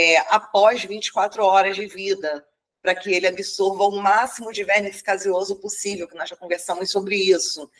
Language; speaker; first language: Portuguese; native; Portuguese